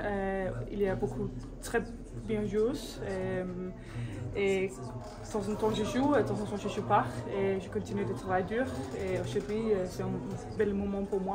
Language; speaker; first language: French; non-native, learner; Danish